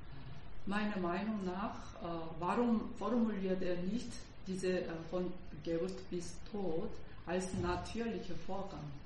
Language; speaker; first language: German; non-native, learner; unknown